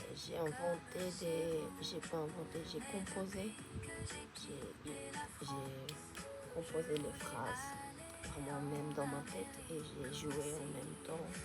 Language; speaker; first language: French; non-native, fluent; Japanese